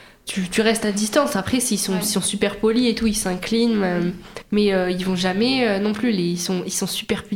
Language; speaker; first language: French; native; French